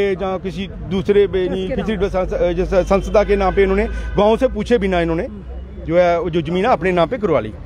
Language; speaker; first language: Hindi; native; Hindi